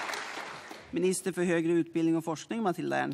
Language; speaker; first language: Swedish; native; Swedish